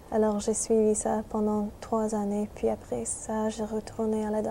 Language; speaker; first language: French; non-native, fluent; English